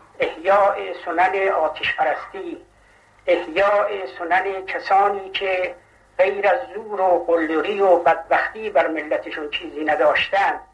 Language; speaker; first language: Persian; non-native, local second language; Azerbaijani